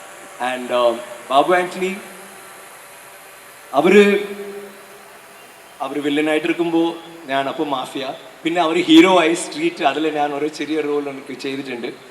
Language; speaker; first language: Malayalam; non-native, learner; Tamil